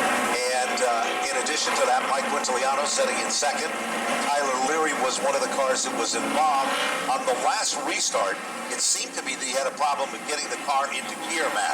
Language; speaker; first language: English; native; English